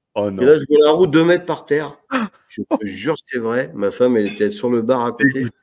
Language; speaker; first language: French; native; French